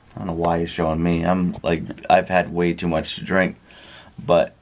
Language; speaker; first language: English; native; English